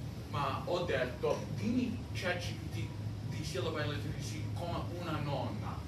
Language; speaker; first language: Italian; non-native, learner; English